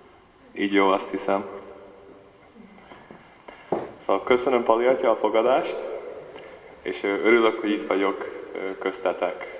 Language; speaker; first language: Hungarian; early bilingual, heritage; Hungarian